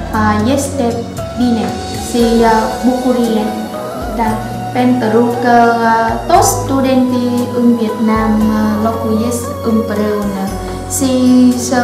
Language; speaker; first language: Romanian; non-native, learner; Vietnamese